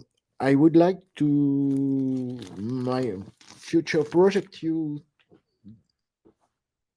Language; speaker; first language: English; non-native, learner; French